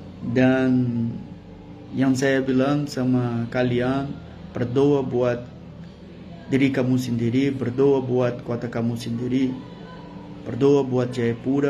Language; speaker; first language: Indonesian; non-native, fluent; Portuguese